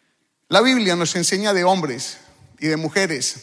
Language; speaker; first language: Spanish; native; Spanish